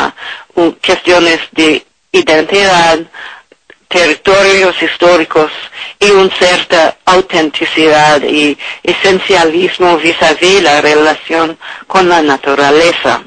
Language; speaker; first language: Spanish; non-native, learner; English